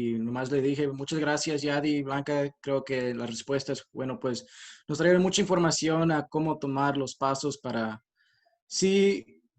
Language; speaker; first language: Spanish; early bilingual, heritage; Spanish